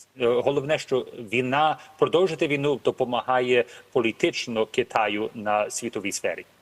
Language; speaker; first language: Ukrainian; early bilingual, heritage; Ukrainian